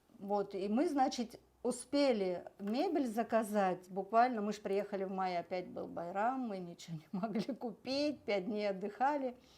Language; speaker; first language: Russian; native; Russian